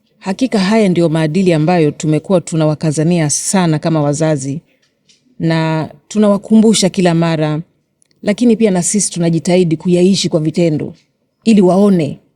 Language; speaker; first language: Swahili; native; Swahili